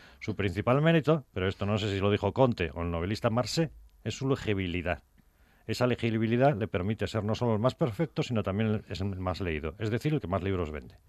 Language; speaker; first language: Spanish; native; Spanish